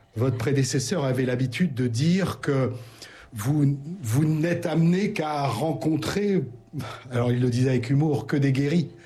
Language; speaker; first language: French; native; French